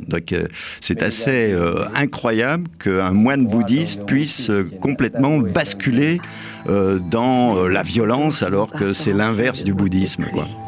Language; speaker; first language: French; native; French